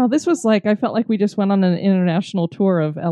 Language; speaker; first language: English; native; English